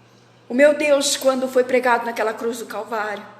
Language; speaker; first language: Portuguese; native; Portuguese